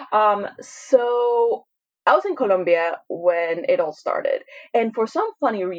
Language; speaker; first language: English; non-native, fluent; Spanish